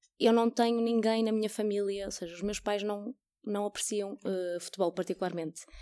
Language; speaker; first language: Portuguese; native; Portuguese